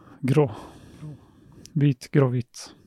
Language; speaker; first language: Swedish; early bilingual, other home language; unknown